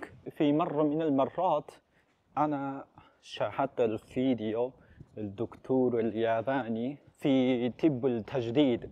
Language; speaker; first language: Arabic; non-native, fluent; Japanese